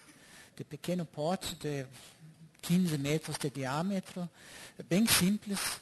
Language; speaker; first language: Portuguese; non-native, fluent; German